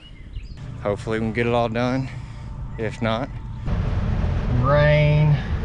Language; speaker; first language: English; native; English